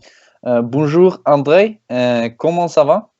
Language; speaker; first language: French; non-native, learner; Norwegian